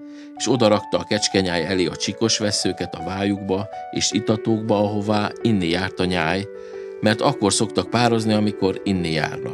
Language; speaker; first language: Hungarian; native; Hungarian